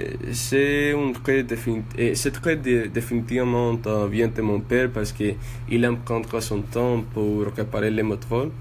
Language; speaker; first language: French; non-native, learner; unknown